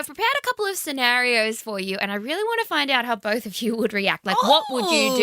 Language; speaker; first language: English; native; English